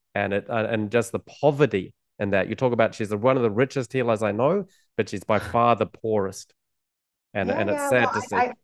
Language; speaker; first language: English; native; English